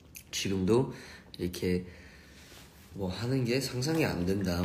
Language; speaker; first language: Korean; early bilingual, other home language; English